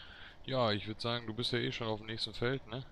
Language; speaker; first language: German; native; German